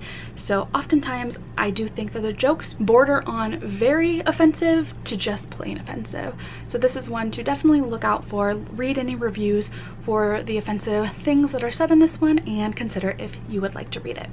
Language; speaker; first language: English; native; English